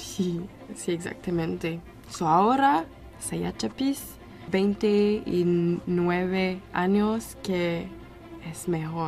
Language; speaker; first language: Spanish; non-native, learner; French